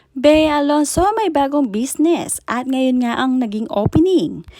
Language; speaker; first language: Filipino; native; Filipino